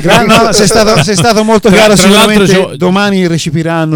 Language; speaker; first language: Italian; native; Italian